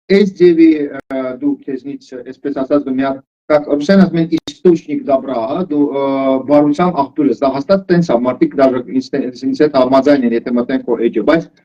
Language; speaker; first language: Armenian; early bilingual, heritage; Armenian